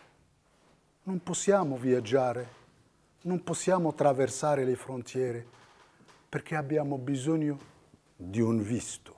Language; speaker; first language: Italian; non-native, fluent; Riffian